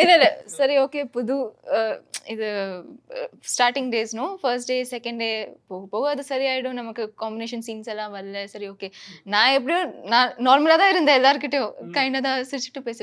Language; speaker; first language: Tamil; non-native, fluent; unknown